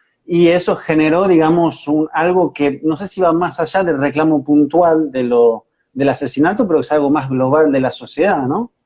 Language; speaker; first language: Spanish; native; Spanish